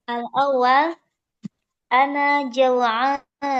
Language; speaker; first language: Arabic; non-native, learner; Indonesian